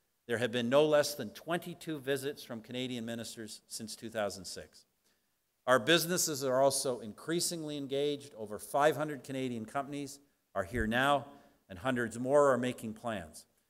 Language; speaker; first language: English; native; English